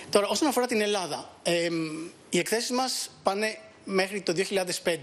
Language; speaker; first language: Greek; native; Greek